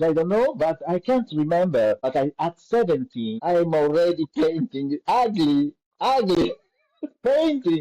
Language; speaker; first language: English; non-native, learner; Italian